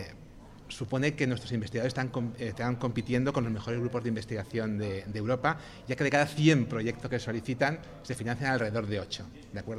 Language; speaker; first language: Spanish; native; Spanish